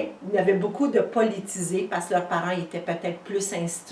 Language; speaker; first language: French; native; French